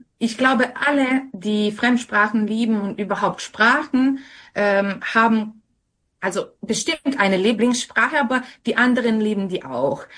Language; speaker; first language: German; non-native, fluent; Serbian